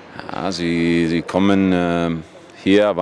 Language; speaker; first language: German; non-native, learner; Russian